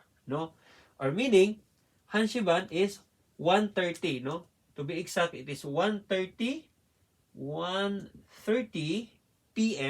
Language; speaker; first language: English; non-native, learner; Filipino